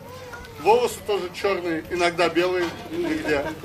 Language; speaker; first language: Russian; non-native, local second language; Ukrainian